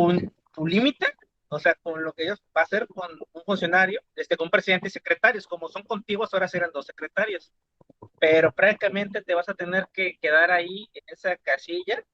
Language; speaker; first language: Spanish; native; Spanish